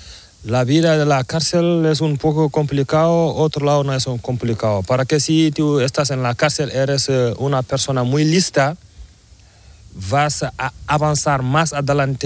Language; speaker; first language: Spanish; non-native, learner; Fula